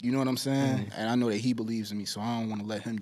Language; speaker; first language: English; native; English